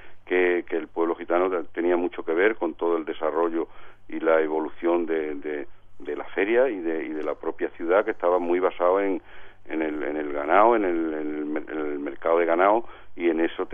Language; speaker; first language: Spanish; native; Spanish